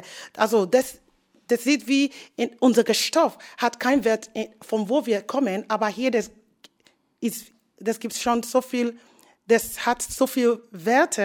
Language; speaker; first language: German; non-native, fluent; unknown